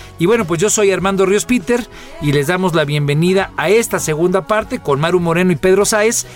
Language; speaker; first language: Spanish; native; Spanish